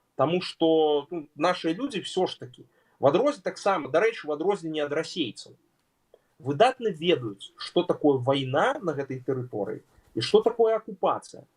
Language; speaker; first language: Belarusian; native; Belarusian